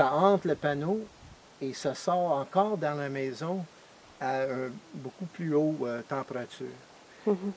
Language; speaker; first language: French; non-native, fluent; English